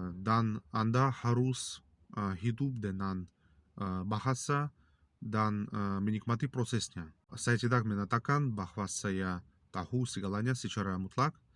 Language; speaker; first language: Indonesian; non-native, learner; Russian